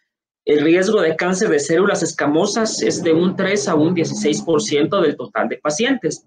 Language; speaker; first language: Spanish; native; Spanish